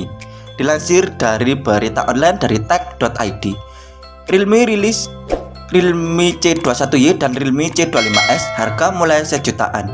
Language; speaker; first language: Indonesian; native; Indonesian